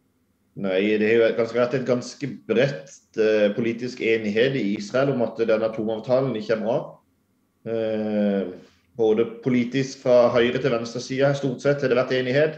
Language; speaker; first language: Norwegian; native; Norwegian